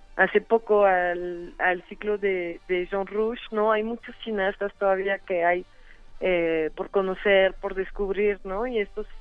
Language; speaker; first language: Spanish; non-native, fluent; French